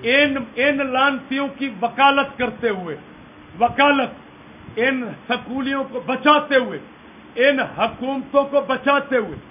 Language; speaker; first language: Urdu; non-native, local second language; Punjabi